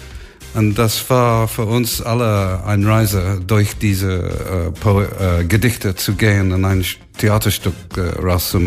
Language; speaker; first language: German; non-native, learner; English